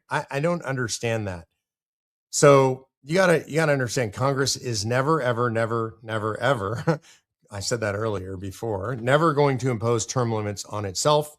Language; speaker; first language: English; native; English